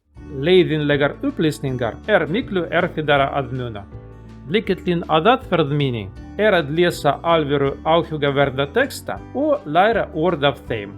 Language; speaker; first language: Icelandic; non-native, learner; Russian